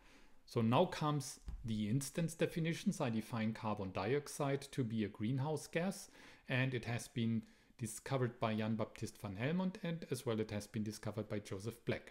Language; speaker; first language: English; non-native, fluent; German